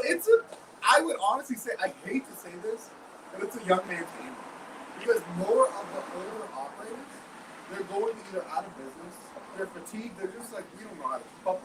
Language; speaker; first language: English; native; English